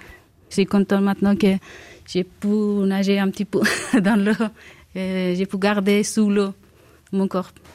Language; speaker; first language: French; non-native, learner; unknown